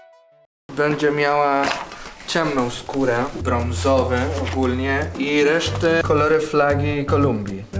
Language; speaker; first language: Polish; non-native, learner; Spanish